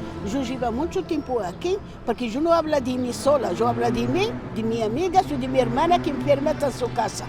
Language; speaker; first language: Spanish; non-native, learner; Arabic